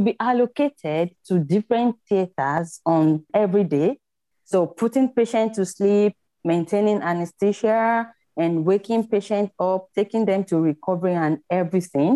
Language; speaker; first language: English; non-native, local second language; Yoruba